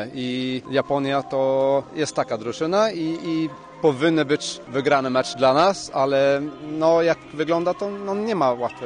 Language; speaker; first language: Polish; non-native, learner; Swedish